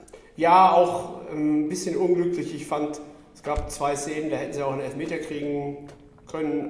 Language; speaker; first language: German; native; German